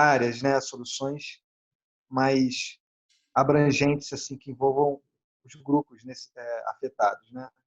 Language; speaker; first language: Portuguese; native; Portuguese